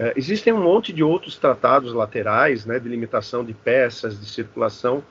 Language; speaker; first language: Portuguese; native; Portuguese